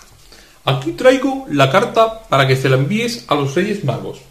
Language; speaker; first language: Spanish; native; Spanish